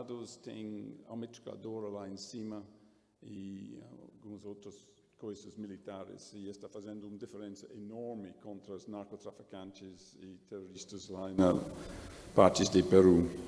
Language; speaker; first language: Portuguese; non-native, learner; English